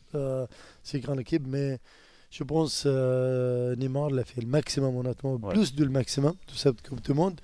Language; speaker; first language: French; non-native, learner; Arabic